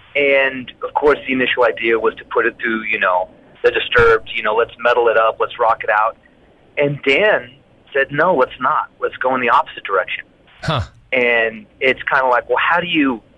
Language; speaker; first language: English; native; English